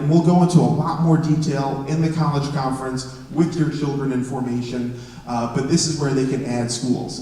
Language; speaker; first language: English; native; English